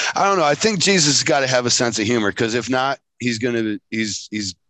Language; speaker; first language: English; native; English